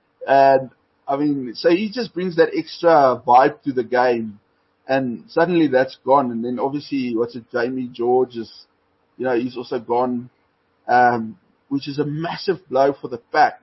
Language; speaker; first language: English; non-native, local second language; Afrikaans